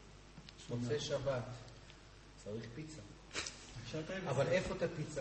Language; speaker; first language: Hebrew; non-native, fluent; English